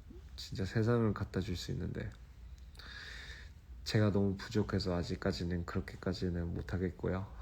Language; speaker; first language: Korean; early bilingual, heritage; English